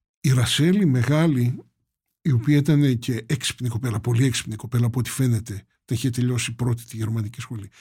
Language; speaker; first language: Greek; native; Greek